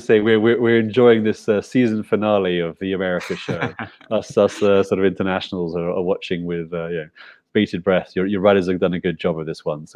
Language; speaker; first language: English; native; English